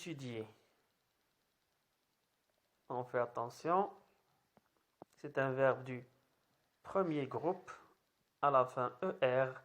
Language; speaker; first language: French; non-native, local second language; Arabic